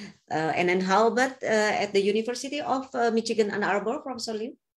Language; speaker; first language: English; non-native, fluent; Indonesian